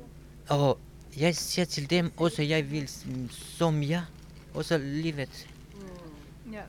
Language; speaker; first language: Danish; non-native, learner; Kurdish